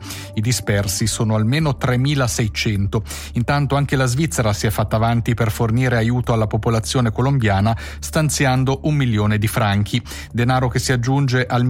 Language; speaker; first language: Italian; native; Italian